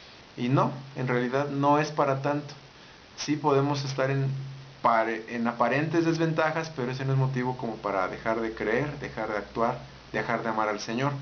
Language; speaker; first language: Spanish; native; Spanish